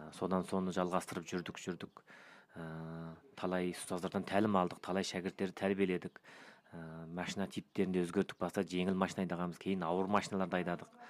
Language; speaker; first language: Kazakh; early bilingual, heritage; Kazakh